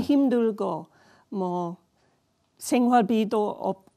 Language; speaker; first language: Korean; non-native, learner; English